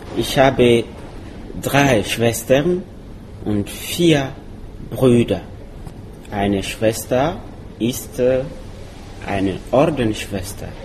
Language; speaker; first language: German; non-native, learner; Mossi